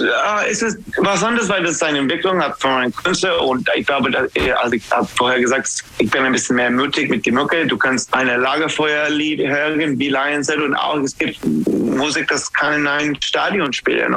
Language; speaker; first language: German; non-native, fluent; English